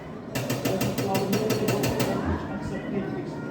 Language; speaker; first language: German; non-native, learner; Urdu